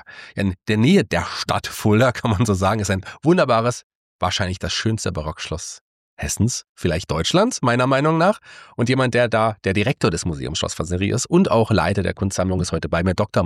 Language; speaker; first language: German; native; German